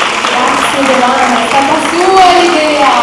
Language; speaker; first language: Italian; non-native, local second language; Arabic